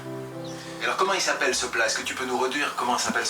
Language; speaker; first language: French; native; French